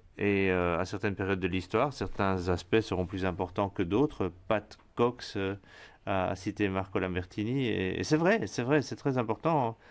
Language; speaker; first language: French; non-native, fluent; Spanish